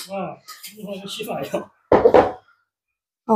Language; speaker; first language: Chinese; native; Chinese